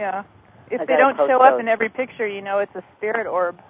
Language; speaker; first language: English; native; English